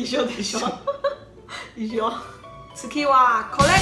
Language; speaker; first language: Japanese; non-native, learner; Chinese